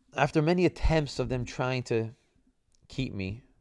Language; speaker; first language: English; early bilingual, other home language; Italian